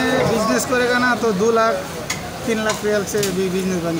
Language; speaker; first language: Hindi; non-native, learner; Bangla